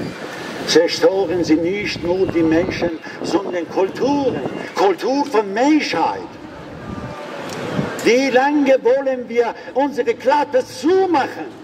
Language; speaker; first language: German; non-native, learner; Persian